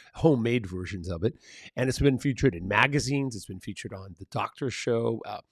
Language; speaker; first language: English; early bilingual, other home language; Spanish